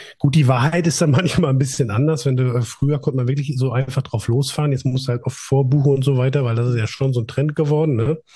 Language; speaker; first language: German; native; German